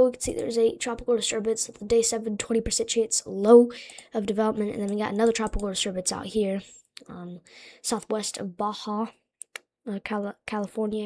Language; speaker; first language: English; native; English